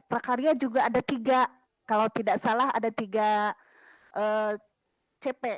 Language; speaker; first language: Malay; non-native, local second language; Sundanese